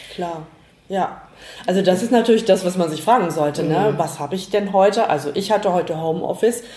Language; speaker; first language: German; native; German